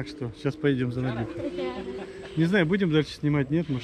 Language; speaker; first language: Russian; native; Russian